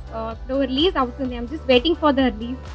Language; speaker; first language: Telugu; early bilingual, heritage; Telugu